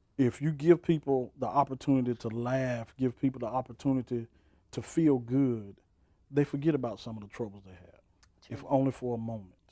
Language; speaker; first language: English; native; English